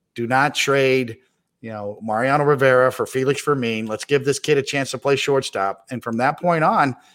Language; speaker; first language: English; native; English